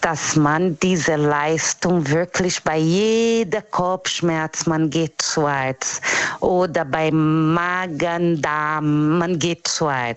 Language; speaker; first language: German; non-native, fluent; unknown